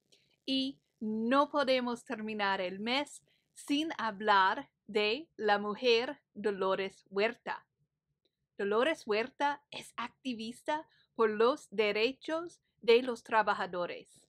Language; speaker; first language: Spanish; early bilingual, heritage; Spanish